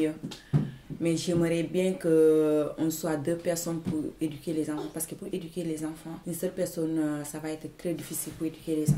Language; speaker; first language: French; non-native, fluent; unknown